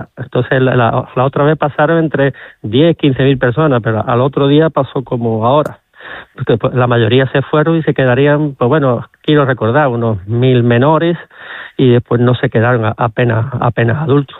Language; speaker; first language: Spanish; native; Spanish